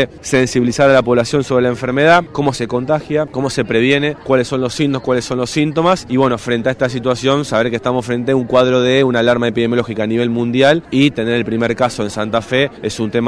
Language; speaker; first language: Spanish; native; Spanish